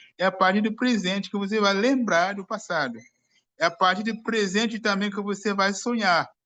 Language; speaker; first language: Portuguese; non-native, fluent; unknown